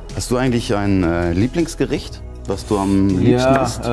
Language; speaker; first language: German; native; German